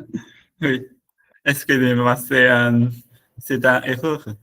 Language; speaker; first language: French; non-native, learner; Chinese